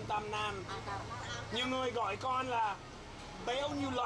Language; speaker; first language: Vietnamese; early bilingual, heritage; English